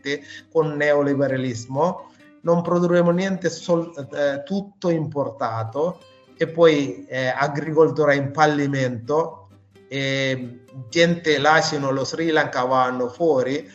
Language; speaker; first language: Italian; non-native, fluent; Sinhala